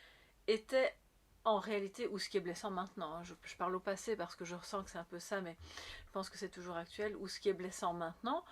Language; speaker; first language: French; native; French